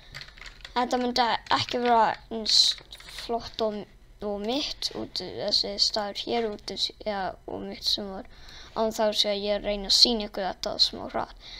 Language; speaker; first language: Icelandic; non-native, learner; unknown